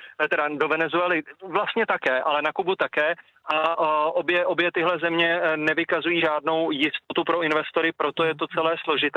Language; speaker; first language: Czech; native; Czech